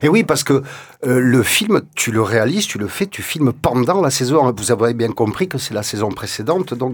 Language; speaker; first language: French; native; French